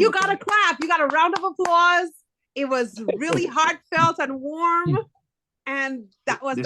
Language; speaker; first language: English; native; English